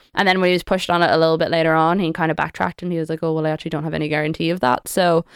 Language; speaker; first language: English; native; English